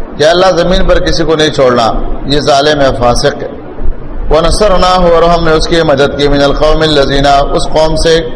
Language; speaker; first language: Urdu; non-native, local second language; Pashto